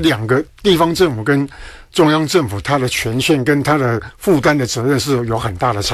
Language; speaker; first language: Chinese; native; Chinese